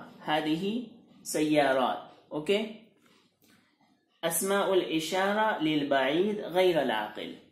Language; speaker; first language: Arabic; non-native, fluent; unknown